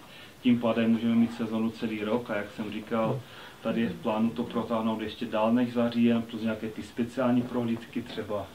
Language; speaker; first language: Czech; native; Czech